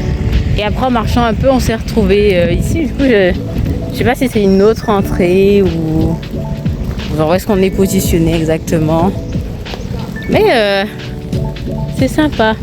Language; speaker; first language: French; native; French